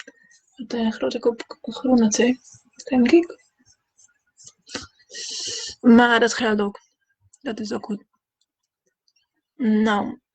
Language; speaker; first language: Dutch; non-native, fluent; Hungarian